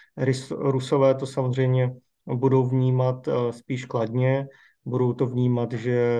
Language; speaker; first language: Czech; native; Czech